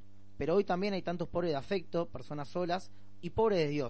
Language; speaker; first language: Spanish; native; Spanish